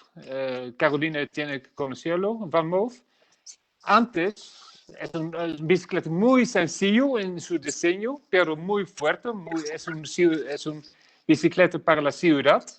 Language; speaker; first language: Spanish; non-native, learner; Dutch